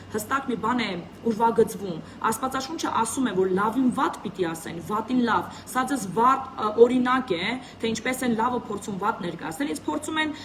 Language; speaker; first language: Armenian; native; Armenian